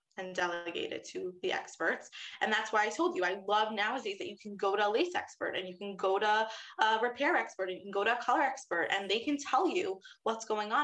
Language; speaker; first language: English; native; English